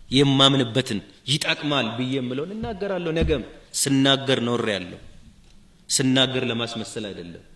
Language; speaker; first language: Amharic; non-native, local second language; Oromo